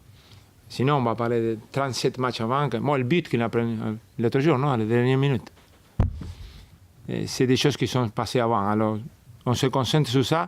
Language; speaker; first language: French; non-native, fluent; Spanish